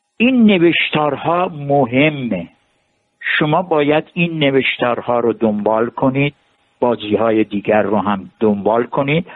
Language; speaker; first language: Persian; non-native, local second language; Armenian